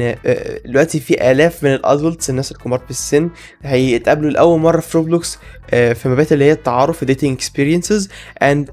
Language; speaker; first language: Arabic; native; Arabic